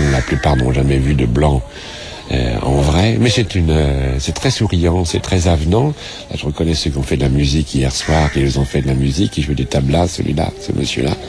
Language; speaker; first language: French; native; French